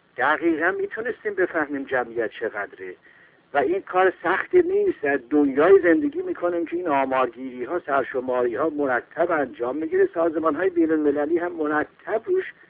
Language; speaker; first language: Persian; non-native, local second language; Azerbaijani